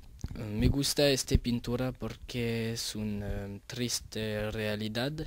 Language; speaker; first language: Spanish; non-native, learner; French